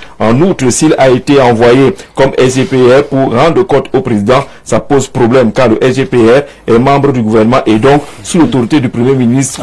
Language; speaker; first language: French; native; French